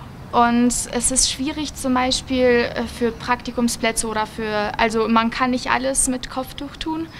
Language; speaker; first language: German; early bilingual, other home language; Albanian